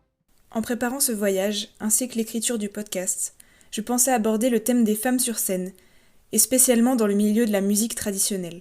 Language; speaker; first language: French; native; French